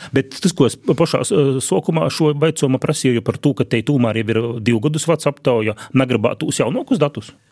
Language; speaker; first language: Latvian; native; Latvian